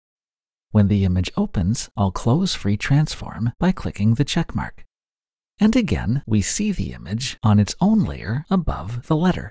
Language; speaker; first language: English; native; English